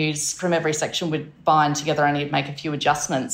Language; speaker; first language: English; native; English